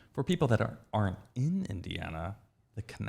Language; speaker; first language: English; native; English